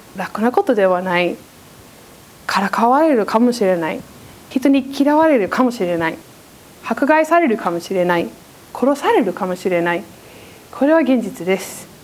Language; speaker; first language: Japanese; non-native, fluent; English